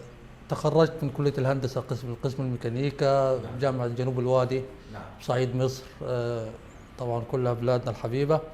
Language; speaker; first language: Arabic; native; Arabic